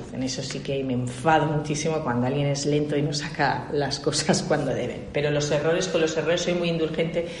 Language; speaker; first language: Spanish; native; Spanish